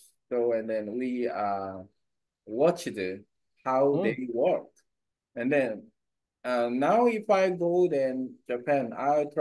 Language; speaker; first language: English; non-native, learner; Korean